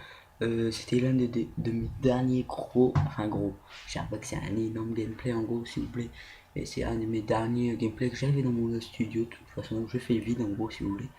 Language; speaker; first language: French; native; French